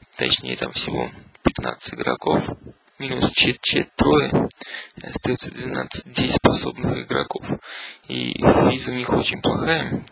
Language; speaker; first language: Russian; native; Russian